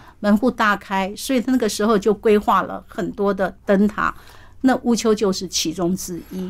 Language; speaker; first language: Chinese; native; Chinese